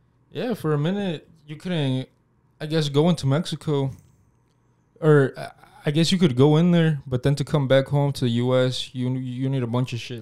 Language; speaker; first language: English; early bilingual, other home language; Spanish